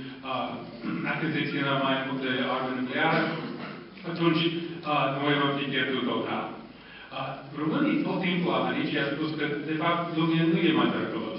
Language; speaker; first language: Romanian; non-native, fluent; English